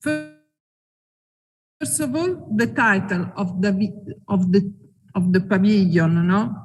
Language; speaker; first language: English; non-native, fluent; Italian